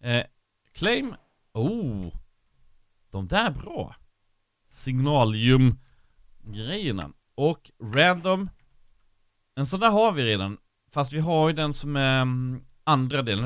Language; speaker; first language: Swedish; native; Swedish